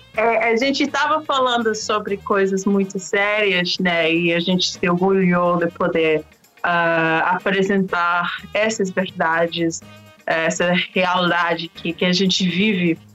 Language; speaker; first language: Portuguese; non-native, fluent; English